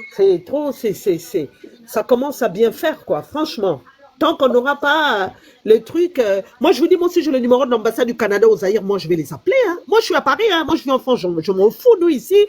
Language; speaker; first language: French; non-native, local second language; Lingala